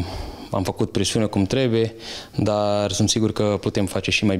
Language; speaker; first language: Romanian; non-native, fluent; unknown